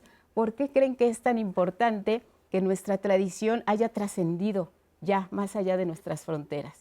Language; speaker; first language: Spanish; native; Spanish